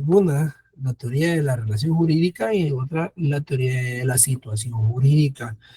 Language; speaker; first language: Spanish; native; Spanish